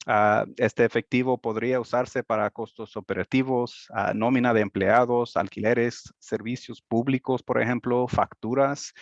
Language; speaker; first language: Spanish; early bilingual, heritage; Spanish